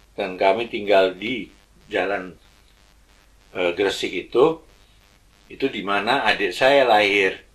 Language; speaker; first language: Indonesian; early bilingual, other home language; Javanese